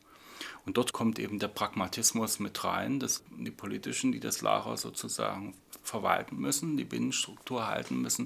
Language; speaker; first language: German; native; German